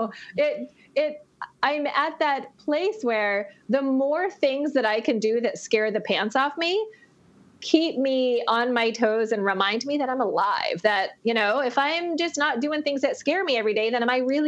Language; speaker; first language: English; native; English